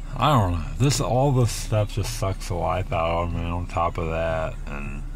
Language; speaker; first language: English; native; English